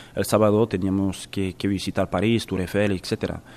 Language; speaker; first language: Spanish; non-native, fluent; French